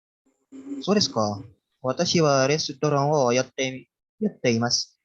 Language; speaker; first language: Japanese; non-native, learner; Indonesian